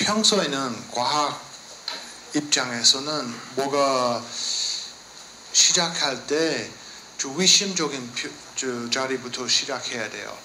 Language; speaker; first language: Korean; non-native, learner; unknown